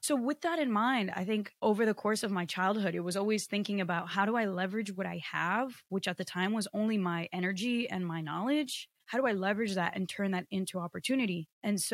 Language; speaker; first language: English; early bilingual, other home language; Portuguese